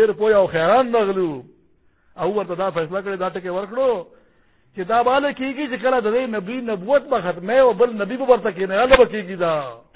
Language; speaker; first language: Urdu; non-native, local second language; Pashto